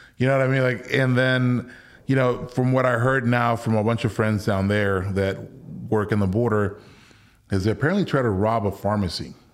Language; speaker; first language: English; early bilingual, other home language; Spanish